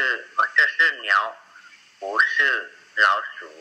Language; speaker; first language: Chinese; non-native, learner; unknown